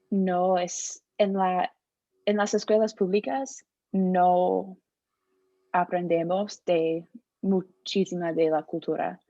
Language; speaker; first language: Spanish; non-native, fluent; English